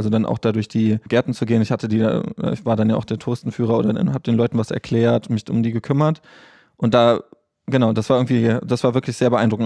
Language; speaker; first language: German; native; German